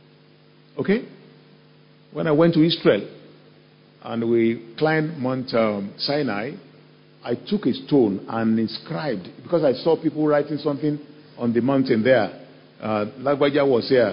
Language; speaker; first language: English; non-native, local second language; Yoruba